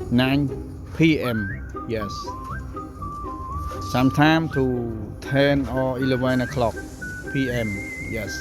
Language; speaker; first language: English; non-native, learner; Khmer